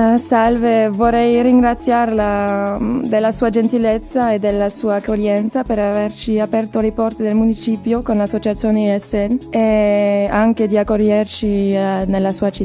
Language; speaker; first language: Italian; non-native, fluent; French